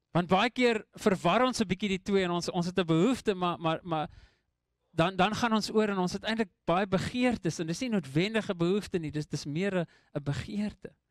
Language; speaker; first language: Afrikaans; non-native, local second language; English